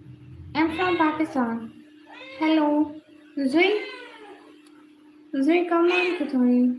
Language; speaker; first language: English; non-native, learner; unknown